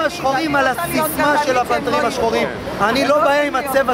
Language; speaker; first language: Hebrew; native; Hebrew